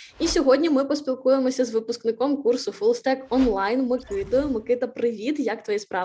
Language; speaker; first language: Ukrainian; native; Ukrainian